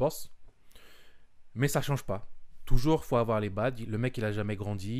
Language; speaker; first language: French; native; French